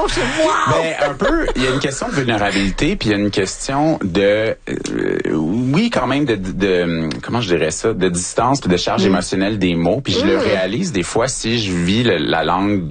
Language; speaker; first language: French; native; French